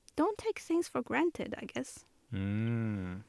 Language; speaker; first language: English; non-native, fluent; Chinese